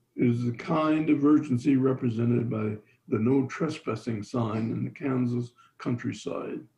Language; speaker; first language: English; native; English